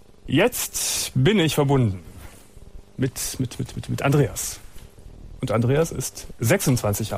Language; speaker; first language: German; native; German